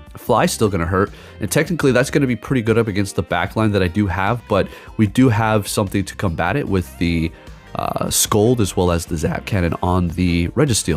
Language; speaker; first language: English; native; English